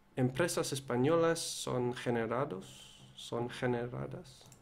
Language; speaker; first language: Spanish; non-native, learner; English